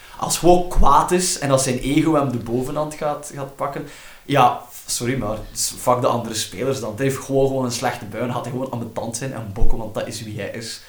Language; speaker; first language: Dutch; native; Dutch